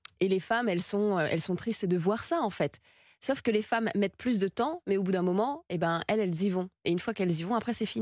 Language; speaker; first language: French; native; French